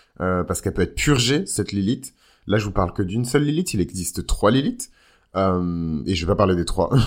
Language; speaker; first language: French; native; French